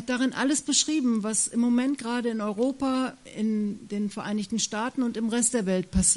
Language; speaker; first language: German; native; German